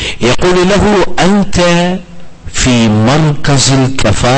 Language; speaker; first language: Arabic; native; Arabic